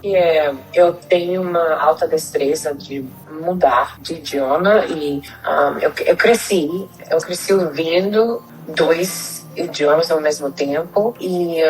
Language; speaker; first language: Portuguese; non-native, fluent; Spanish